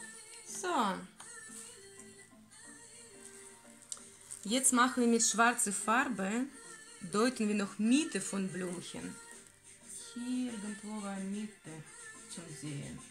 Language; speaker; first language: German; non-native, learner; Russian